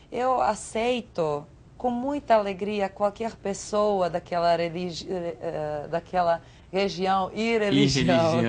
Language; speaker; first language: Portuguese; non-native, fluent; Serbian